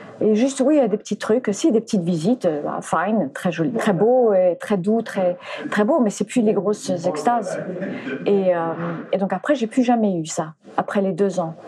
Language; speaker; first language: French; early bilingual, other home language; English